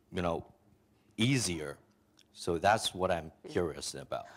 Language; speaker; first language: English; non-native, fluent; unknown